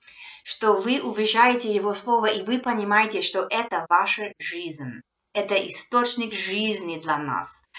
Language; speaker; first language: Russian; non-native, fluent; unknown